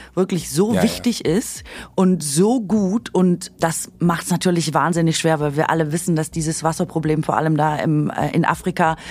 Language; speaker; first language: German; native; German